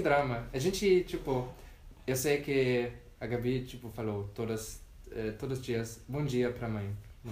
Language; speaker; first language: Portuguese; non-native, fluent; German